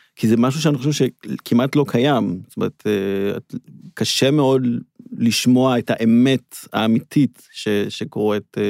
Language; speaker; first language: Hebrew; native; Hebrew